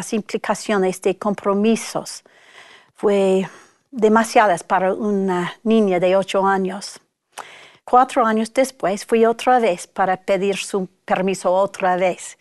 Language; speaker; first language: Spanish; non-native, fluent; English